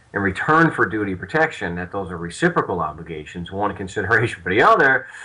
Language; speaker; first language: English; native; English